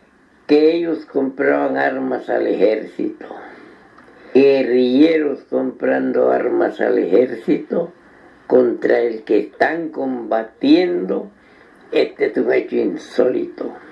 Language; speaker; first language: Spanish; native; Spanish